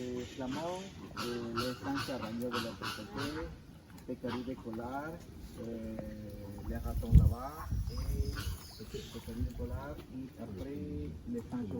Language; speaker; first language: French; non-native, learner; Spanish